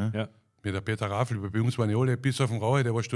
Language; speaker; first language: German; native; German